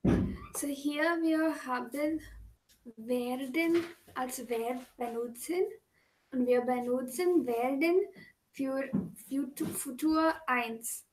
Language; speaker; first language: German; non-native, learner; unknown